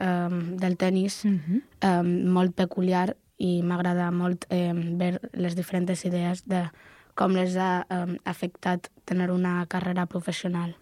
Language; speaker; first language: Catalan; non-native, local second language; Spanish